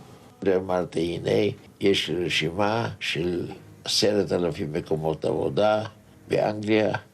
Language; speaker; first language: Hebrew; non-native, fluent; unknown